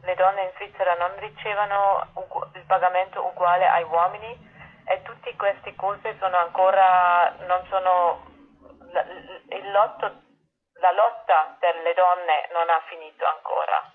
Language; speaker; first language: Italian; non-native, fluent; German